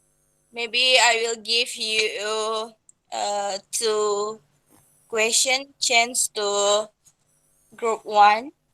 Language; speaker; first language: English; non-native, learner; Indonesian